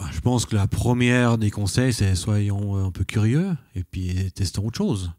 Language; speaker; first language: French; native; French